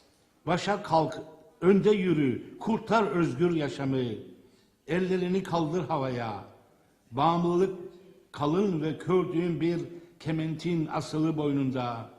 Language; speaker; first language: Turkish; native; Turkish